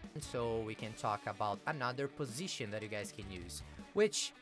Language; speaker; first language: English; non-native, fluent; Portuguese